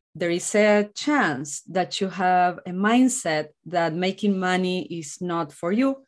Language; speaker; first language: English; non-native, fluent; Spanish